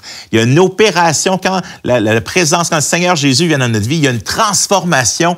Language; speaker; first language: French; native; French